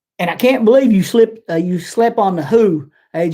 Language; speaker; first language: English; native; English